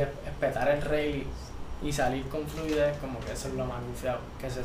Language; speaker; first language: Spanish; native; Spanish